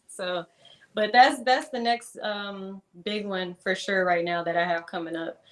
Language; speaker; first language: English; native; English